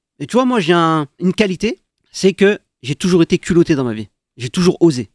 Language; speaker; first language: French; early bilingual, other home language; Arabic